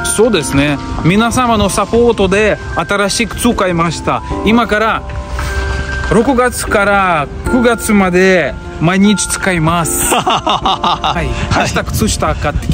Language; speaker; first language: Japanese; non-native, learner; Russian